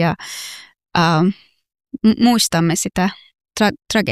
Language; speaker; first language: Finnish; non-native, fluent; Persian